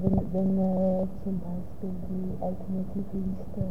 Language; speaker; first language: German; non-native, learner; Dutch